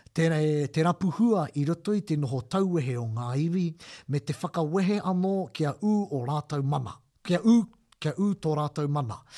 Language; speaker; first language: Māori; non-native, local second language; English